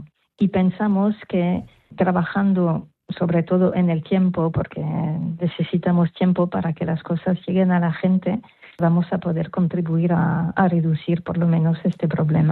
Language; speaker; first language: Spanish; non-native, fluent; French